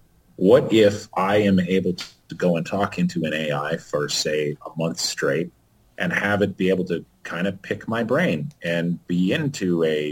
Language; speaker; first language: English; native; English